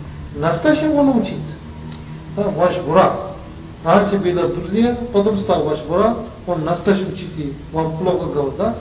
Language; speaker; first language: Russian; non-native, learner; Tibetan